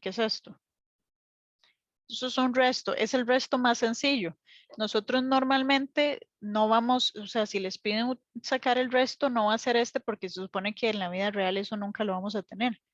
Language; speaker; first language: Spanish; native; Spanish